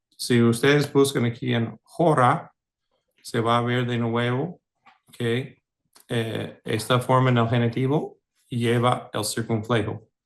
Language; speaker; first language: Spanish; non-native, fluent; English